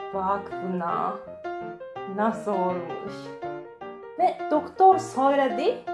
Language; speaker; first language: Turkish; non-native, fluent; Japanese